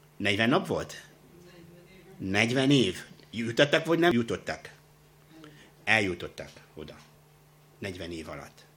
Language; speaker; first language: Hungarian; non-native, fluent; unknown